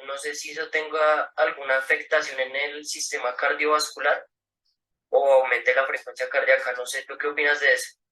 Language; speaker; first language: Spanish; native; Spanish